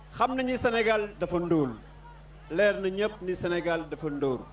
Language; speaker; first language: Wolof; non-native, local second language; Fula